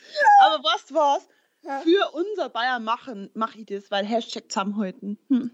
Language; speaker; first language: German; native; German